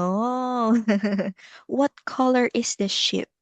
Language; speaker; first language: English; non-native, local second language; Filipino